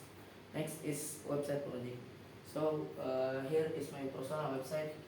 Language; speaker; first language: English; non-native, learner; Indonesian